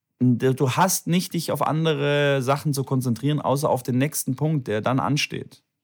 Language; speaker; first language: German; native; German